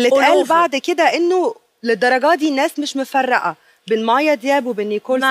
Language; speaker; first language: Arabic; native; Arabic